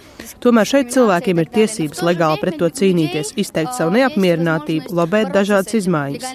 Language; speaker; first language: Latvian; non-native, fluent; Ukrainian